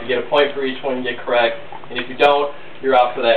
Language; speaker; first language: English; native; English